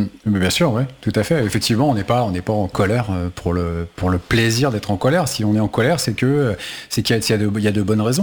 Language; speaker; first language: French; native; French